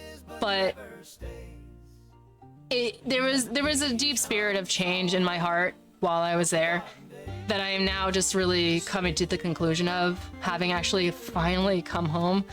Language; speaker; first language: English; native; English